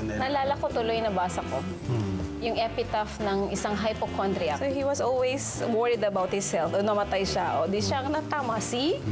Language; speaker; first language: Filipino; non-native, local second language; Iloko